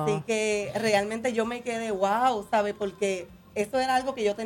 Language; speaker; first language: Spanish; native; Spanish